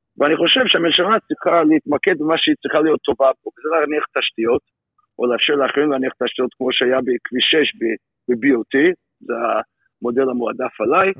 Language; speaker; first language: Hebrew; non-native, fluent; English